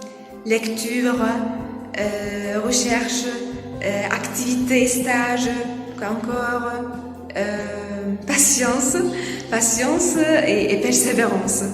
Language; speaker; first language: French; non-native, fluent; Arabic